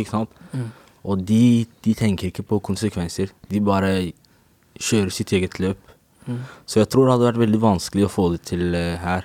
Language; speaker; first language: Norwegian; native; Norwegian